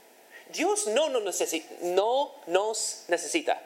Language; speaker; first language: Spanish; non-native, fluent; English